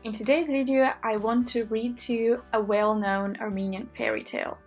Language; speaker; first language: English; non-native, fluent; Armenian